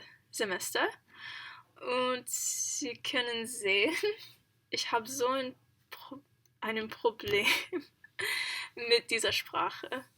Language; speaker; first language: German; non-native, learner; English